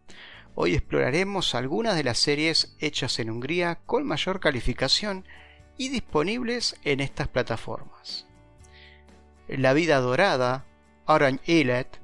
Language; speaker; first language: Spanish; native; Spanish